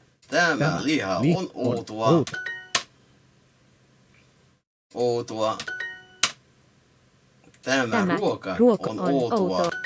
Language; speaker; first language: Finnish; non-native, learner; English